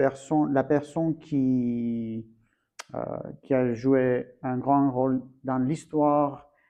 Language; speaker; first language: French; non-native, fluent; Armenian